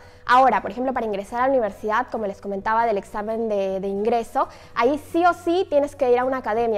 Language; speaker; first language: Spanish; native; Spanish